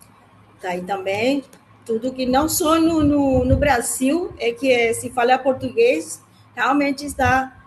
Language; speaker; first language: Portuguese; non-native, learner; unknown